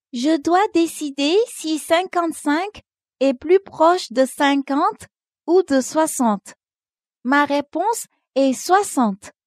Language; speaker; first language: French; non-native, local second language; Wolof